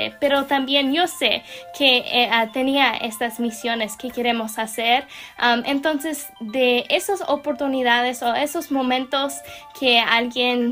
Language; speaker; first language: Spanish; non-native, learner; English